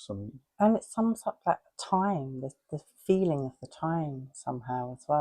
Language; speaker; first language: English; native; English